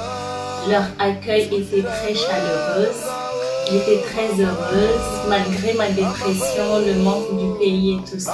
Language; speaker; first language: French; non-native, local second language; Malagasy